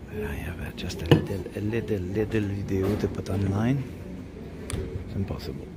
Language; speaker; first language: English; non-native, fluent; French